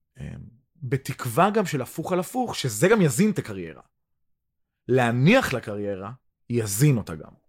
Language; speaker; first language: Hebrew; early bilingual, other home language; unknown